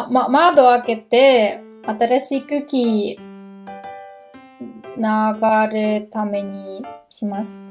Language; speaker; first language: Japanese; non-native, learner; German